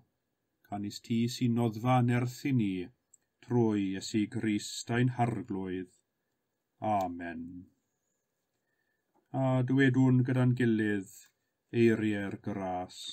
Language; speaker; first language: Welsh; native; Welsh